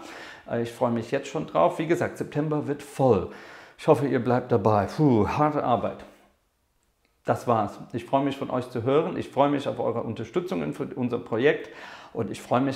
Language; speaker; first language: German; non-native, fluent; English